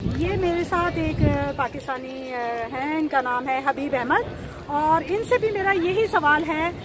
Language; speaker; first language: Urdu; non-native, local second language; Punjabi